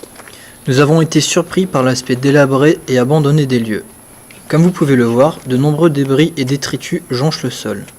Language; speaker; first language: French; native; French